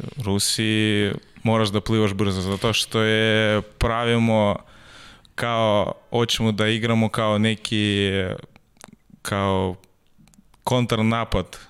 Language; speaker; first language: Serbian; non-native, learner; Russian